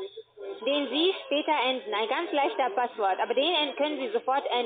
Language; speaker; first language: German; non-native, fluent; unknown